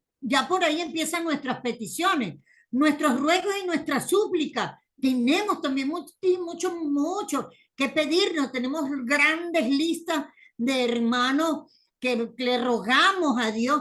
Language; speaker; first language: Spanish; native; Spanish